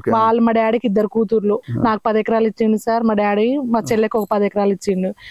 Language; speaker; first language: Telugu; native; Telugu